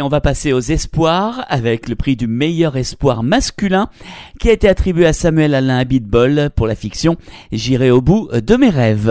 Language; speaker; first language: French; native; French